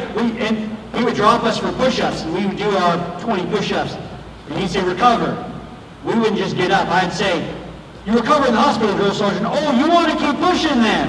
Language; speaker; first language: English; native; English